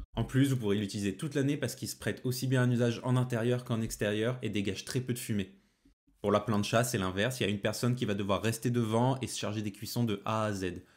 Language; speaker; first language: French; native; French